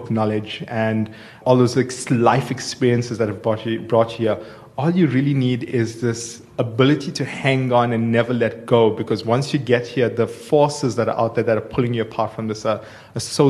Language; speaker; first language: English; native; English